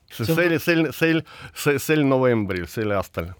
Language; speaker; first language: Estonian; non-native, learner; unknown